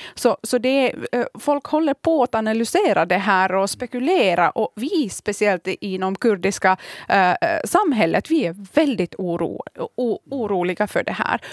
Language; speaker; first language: Swedish; early bilingual, other home language; Kurdish